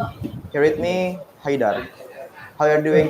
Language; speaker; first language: English; non-native, learner; Indonesian